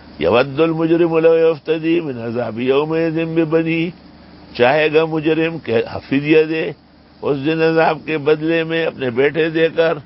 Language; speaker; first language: Urdu; non-native, local second language; Pashto